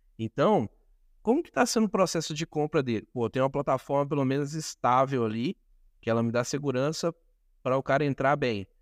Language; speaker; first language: Portuguese; native; Portuguese